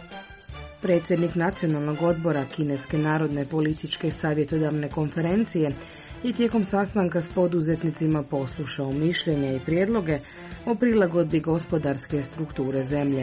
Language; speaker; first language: Croatian; native; Croatian